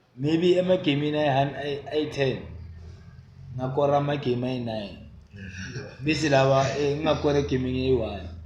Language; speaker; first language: Zulu; native; Zulu